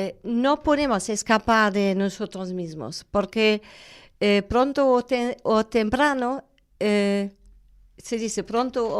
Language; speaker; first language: Spanish; non-native, fluent; German